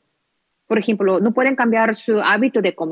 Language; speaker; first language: Spanish; non-native, learner; Korean